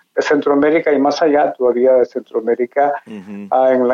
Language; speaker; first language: Spanish; native; Spanish